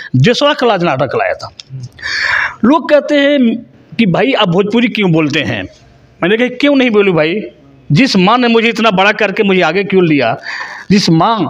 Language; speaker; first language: Hindi; non-native, local second language; Bhojpuri